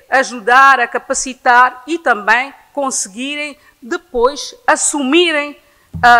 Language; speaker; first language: Portuguese; non-native, local second language; Kabuverdianu